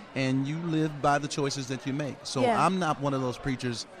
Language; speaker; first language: English; native; English